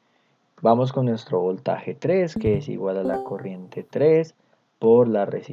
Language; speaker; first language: Spanish; native; Spanish